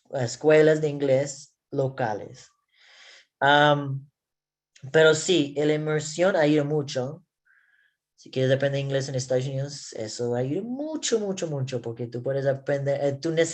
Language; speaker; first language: Spanish; non-native, learner; English